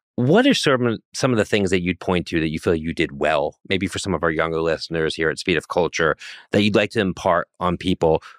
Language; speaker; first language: English; native; English